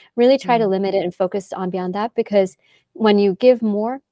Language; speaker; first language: English; native; English